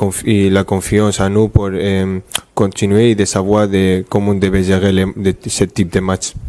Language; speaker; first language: French; non-native, fluent; Spanish